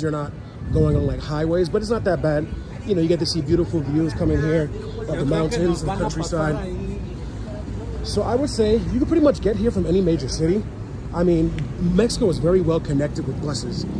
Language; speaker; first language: English; native; English